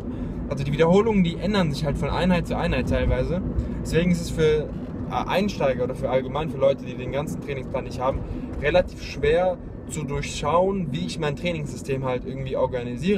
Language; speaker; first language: German; native; German